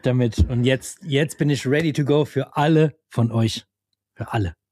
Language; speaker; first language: German; native; German